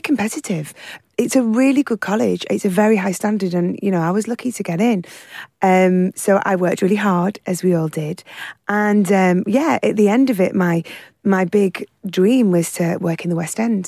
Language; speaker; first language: English; native; English